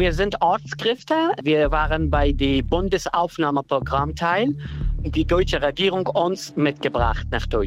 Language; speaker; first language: German; non-native, fluent; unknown